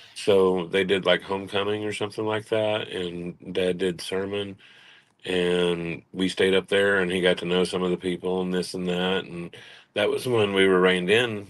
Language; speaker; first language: English; native; English